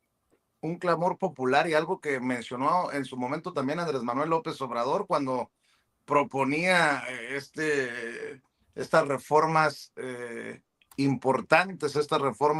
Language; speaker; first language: Spanish; native; Spanish